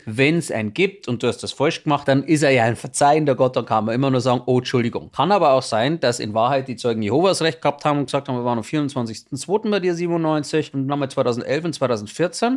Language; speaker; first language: German; native; German